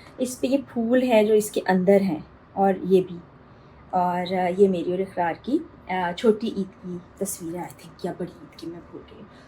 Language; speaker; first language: Urdu; native; Urdu